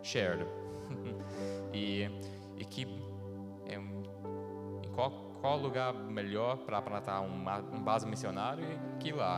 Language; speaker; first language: Portuguese; early bilingual, heritage; Portuguese